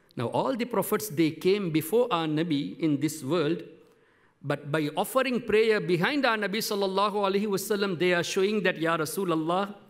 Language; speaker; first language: English; non-native, local second language; Memoni